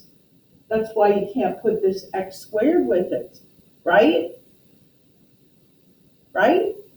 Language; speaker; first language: English; native; English